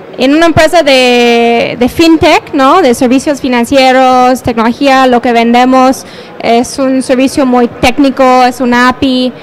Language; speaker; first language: Spanish; non-native, fluent; English